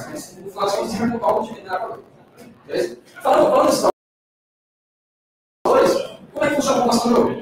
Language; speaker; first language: Portuguese; native; Portuguese